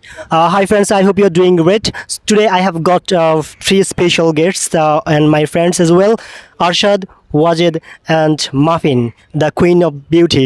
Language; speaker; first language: English; non-native, local second language; Bangla